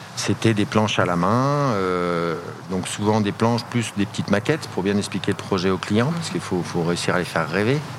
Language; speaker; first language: French; native; French